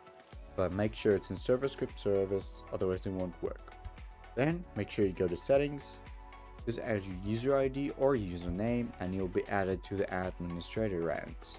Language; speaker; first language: English; native; English